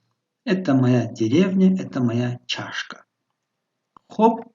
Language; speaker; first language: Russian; non-native, local second language; Tajik